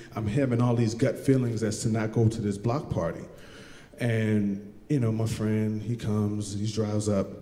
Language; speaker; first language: English; native; English